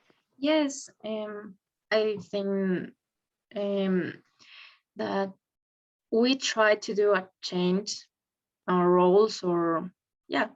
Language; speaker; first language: English; non-native, learner; Spanish